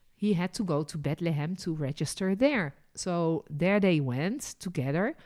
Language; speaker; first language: English; non-native, fluent; Dutch